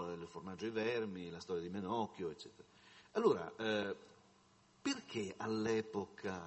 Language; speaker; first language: Italian; native; Italian